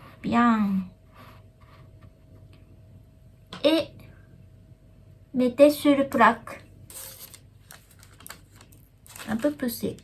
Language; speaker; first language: French; non-native, learner; Japanese